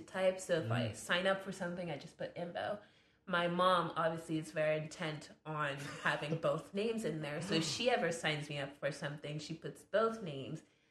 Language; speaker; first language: English; non-native, fluent; French